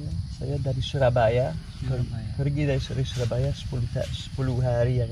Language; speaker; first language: Indonesian; non-native, learner; English